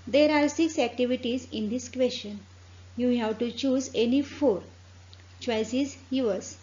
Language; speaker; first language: English; non-native, local second language; Marathi